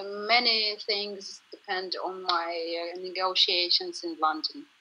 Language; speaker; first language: English; non-native, fluent; Russian